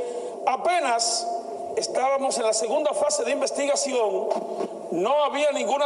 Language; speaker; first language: Spanish; native; Spanish